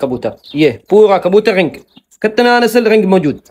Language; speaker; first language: Hindi; non-native, learner; Arabic